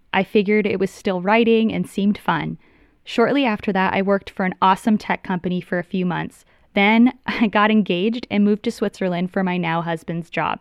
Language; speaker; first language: English; native; English